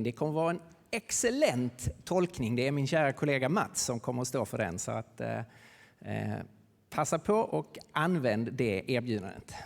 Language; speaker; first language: Swedish; native; Swedish